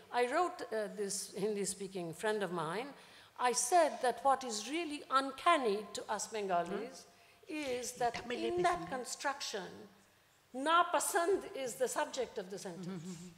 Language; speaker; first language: English; non-native, local second language; Bangla